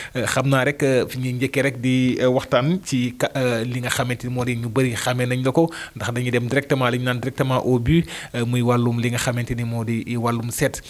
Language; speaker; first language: Wolof; native; Wolof